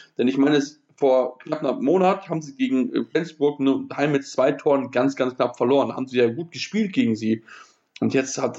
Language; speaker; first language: German; native; German